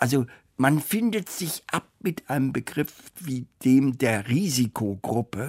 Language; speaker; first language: German; native; German